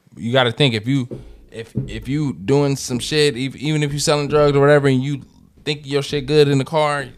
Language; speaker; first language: English; native; English